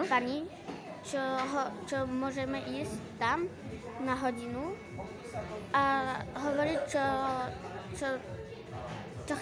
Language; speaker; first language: Slovak; early bilingual, heritage; Slovak